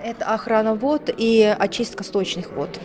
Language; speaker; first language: Russian; native; Russian